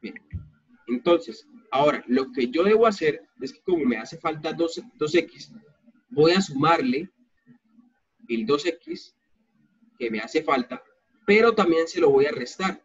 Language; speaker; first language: Spanish; native; Spanish